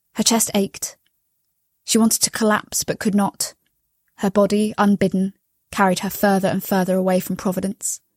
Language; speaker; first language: English; native; English